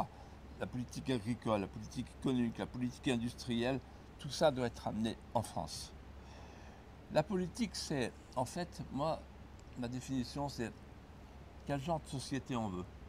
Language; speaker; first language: French; native; French